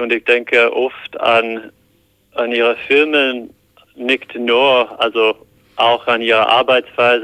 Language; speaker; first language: German; non-native, fluent; English